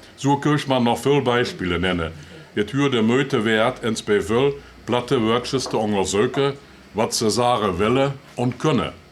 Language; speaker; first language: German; native; German